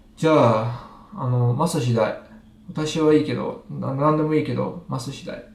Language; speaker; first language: Japanese; non-native, fluent; English